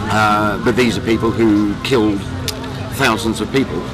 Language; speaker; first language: English; native; English